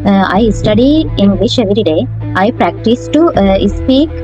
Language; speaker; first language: English; non-native, learner; Sinhala